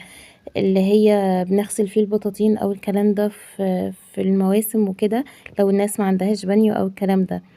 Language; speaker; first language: Arabic; native; Arabic